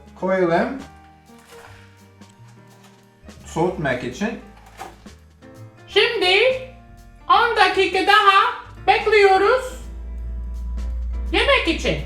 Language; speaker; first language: Turkish; non-native, learner; English